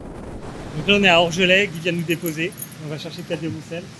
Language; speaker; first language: French; native; French